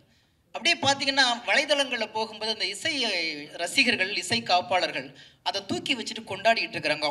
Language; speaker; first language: Tamil; native; Tamil